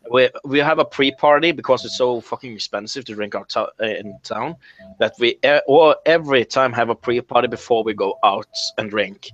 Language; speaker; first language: English; non-native, fluent; Norwegian